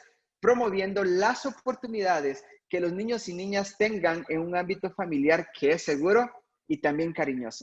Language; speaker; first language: Spanish; native; Spanish